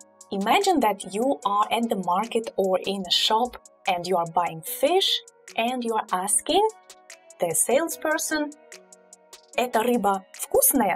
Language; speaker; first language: English; non-native, fluent; Russian